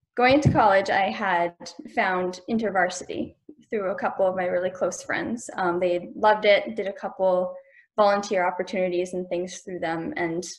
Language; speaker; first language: English; native; English